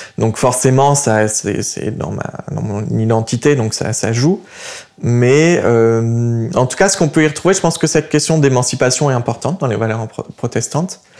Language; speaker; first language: French; early bilingual, other home language; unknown